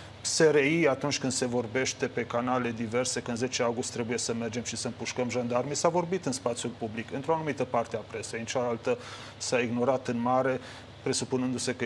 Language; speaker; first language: Romanian; native; Romanian